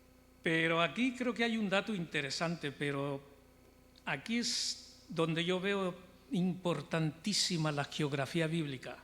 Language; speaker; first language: Spanish; native; Spanish